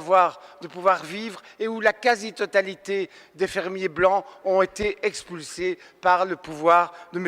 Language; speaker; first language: French; native; French